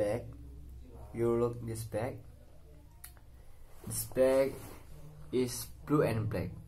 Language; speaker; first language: English; non-native, learner; Indonesian